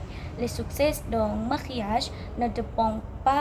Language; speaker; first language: French; non-native, learner; Indonesian